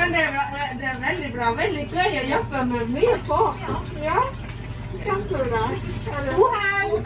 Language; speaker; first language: Norwegian; non-native, learner; Thai